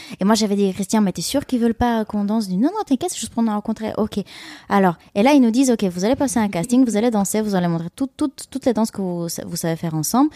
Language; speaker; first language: French; non-native, fluent; Bulgarian